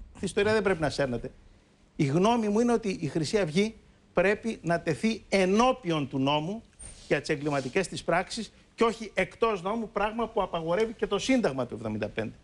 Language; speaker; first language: Greek; native; Greek